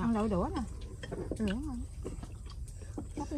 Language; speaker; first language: Vietnamese; native; Vietnamese